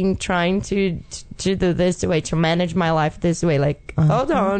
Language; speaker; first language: English; non-native, fluent; Portuguese